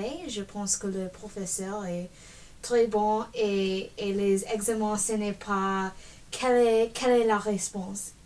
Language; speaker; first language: French; non-native, learner; English